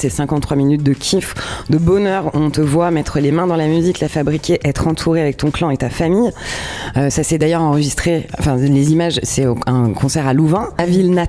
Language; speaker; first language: French; native; French